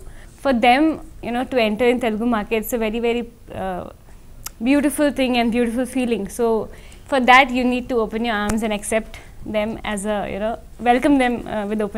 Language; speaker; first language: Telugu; non-native, local second language; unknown